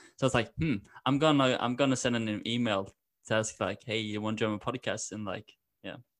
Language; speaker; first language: English; non-native, fluent; Norwegian